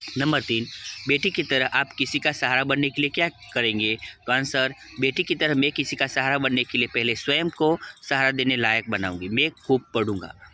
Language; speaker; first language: Hindi; non-native, local second language; Gujarati